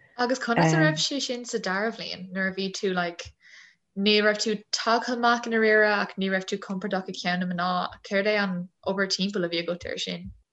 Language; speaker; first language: Irish; non-native, local second language; English